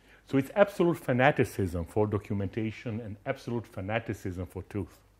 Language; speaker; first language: English; non-native, fluent; Croatian